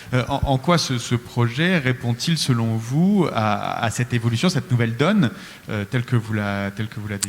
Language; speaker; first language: French; native; French